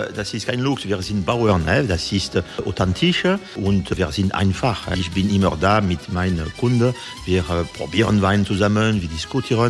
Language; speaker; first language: German; non-native, fluent; French